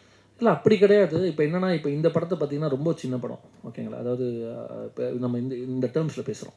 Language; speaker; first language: Tamil; native; Tamil